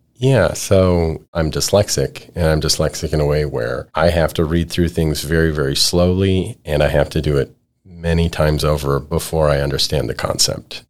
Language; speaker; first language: English; native; English